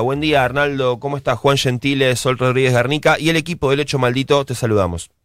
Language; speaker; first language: Spanish; native; Spanish